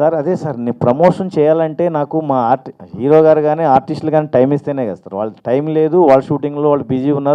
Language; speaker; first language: Telugu; native; Telugu